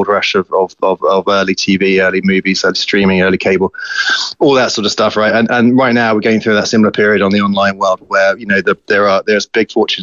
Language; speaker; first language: English; native; English